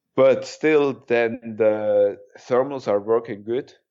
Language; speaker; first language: English; non-native, fluent; German